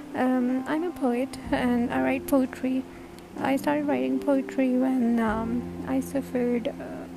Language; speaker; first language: English; non-native, fluent; Turkish